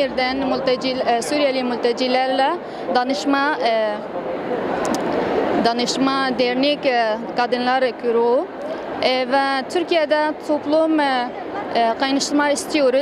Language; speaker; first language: Turkish; non-native, learner; Arabic